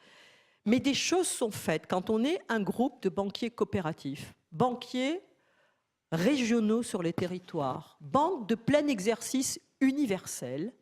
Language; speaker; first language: French; native; French